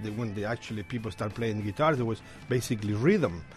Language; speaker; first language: English; non-native, fluent; Spanish